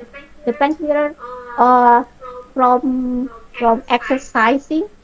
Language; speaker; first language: English; non-native, learner; Indonesian